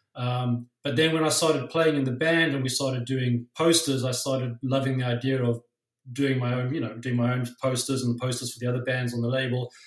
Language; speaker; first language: English; native; English